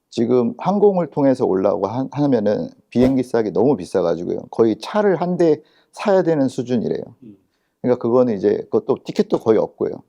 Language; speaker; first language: Korean; native; Korean